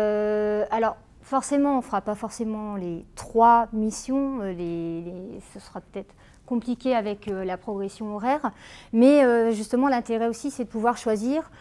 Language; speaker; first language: French; native; French